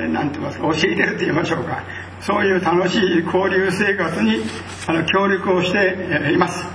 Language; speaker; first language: Japanese; native; Japanese